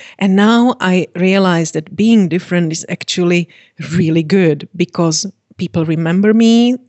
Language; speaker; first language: English; non-native, fluent; Czech